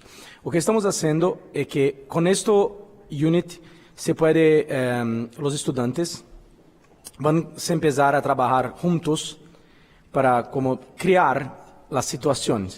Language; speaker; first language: Spanish; non-native, fluent; Portuguese